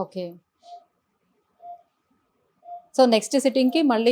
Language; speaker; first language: Telugu; native; Telugu